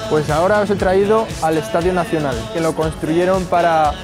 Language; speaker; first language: Spanish; native; Spanish